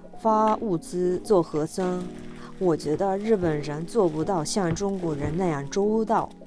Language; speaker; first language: Chinese; non-native, fluent; Japanese